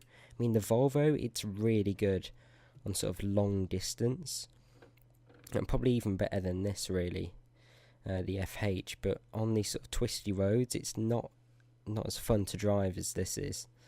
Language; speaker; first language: English; native; English